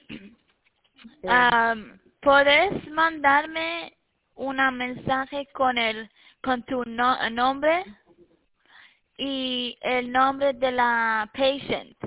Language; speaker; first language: Spanish; early bilingual, heritage; Spanish